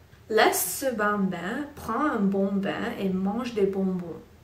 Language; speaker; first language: French; non-native, learner; English